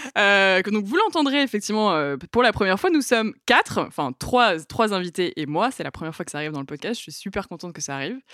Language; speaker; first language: French; native; French